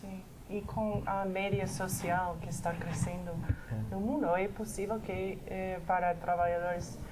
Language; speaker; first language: Portuguese; non-native, fluent; English